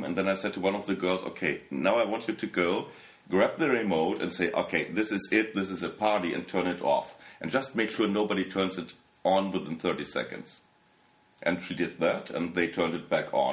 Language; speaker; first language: English; non-native, fluent; German